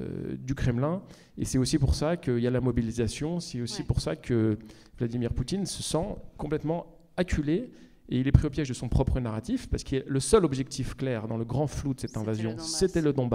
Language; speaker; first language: French; native; French